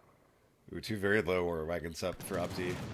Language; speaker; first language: English; native; English